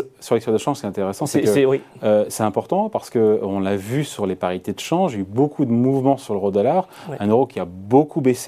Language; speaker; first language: French; native; French